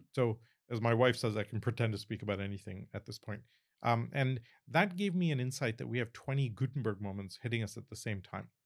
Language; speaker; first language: English; early bilingual, other home language; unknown